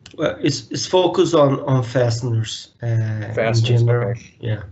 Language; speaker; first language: English; non-native, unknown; Portuguese